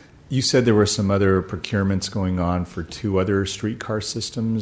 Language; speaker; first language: English; early bilingual, other home language; Spanish